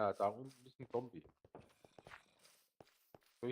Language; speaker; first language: German; native; German